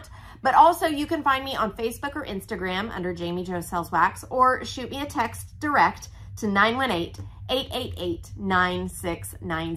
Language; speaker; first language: English; native; English